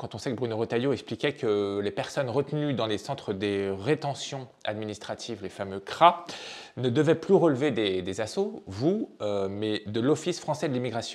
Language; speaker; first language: French; native; French